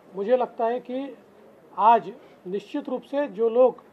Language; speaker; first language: Hindi; non-native, local second language; Marathi